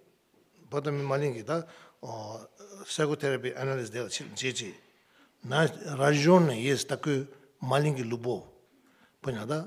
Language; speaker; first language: Russian; non-native, learner; Tibetan